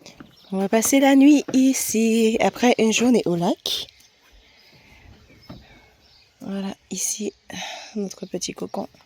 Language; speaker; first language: French; native; French